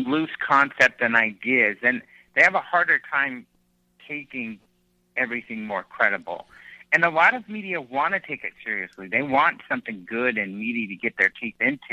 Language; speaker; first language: English; native; English